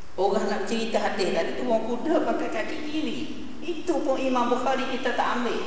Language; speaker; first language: Malay; early bilingual, heritage; Arabic